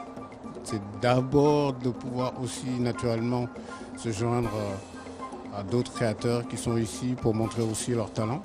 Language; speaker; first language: French; non-native, local second language; Wolof